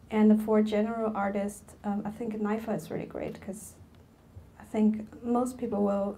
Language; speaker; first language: English; non-native, fluent; Chinese